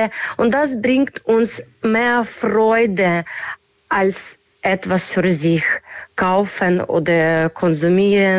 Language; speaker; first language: German; non-native, learner; Ukrainian